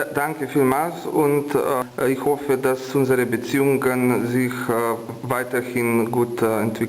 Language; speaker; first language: German; non-native, learner; Slovenian